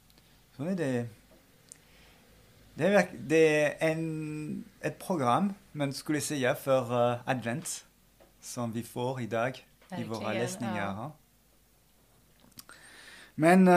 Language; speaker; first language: Swedish; non-native, fluent; French